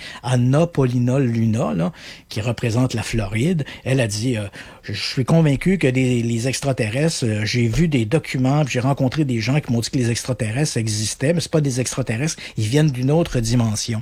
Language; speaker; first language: French; native; French